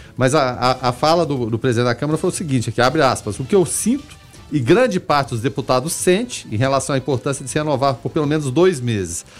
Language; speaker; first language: Portuguese; native; Portuguese